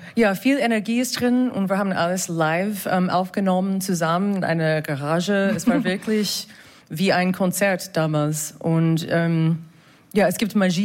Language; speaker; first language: German; non-native, fluent; English